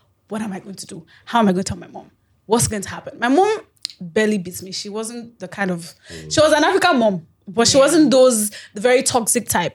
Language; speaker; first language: English; non-native, local second language; Yoruba